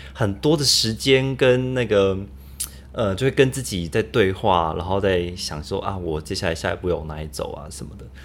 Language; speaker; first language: Chinese; native; Chinese